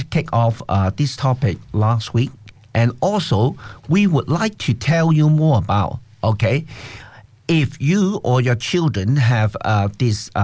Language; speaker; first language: English; non-native, local second language; Cantonese